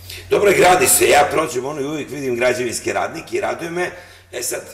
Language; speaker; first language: Serbian; native; Serbian